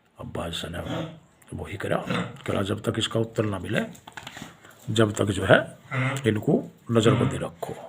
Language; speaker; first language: Hindi; native; Hindi